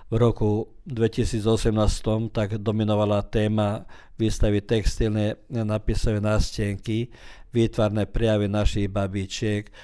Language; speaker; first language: Slovak; early bilingual, heritage; Slovak